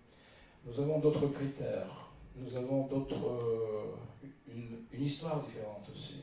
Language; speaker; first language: French; non-native, fluent; Russian